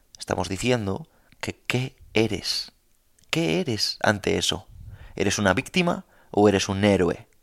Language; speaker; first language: Spanish; native; Spanish